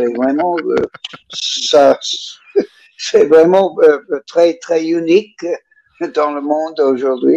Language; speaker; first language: French; non-native, learner; English